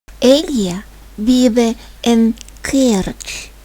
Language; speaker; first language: Spanish; non-native, fluent; Ukrainian